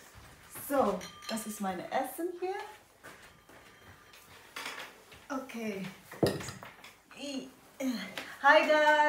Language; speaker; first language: German; non-native, learner; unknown